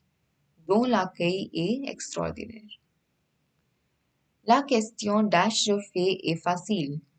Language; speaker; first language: French; non-native, fluent; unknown